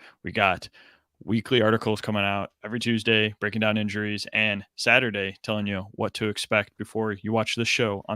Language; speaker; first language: English; native; English